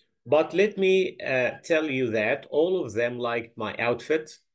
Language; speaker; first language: English; non-native, fluent; Arabic